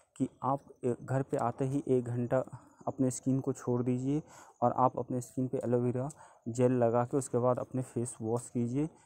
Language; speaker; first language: Hindi; native; Hindi